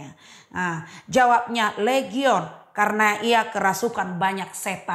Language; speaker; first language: Indonesian; native; Indonesian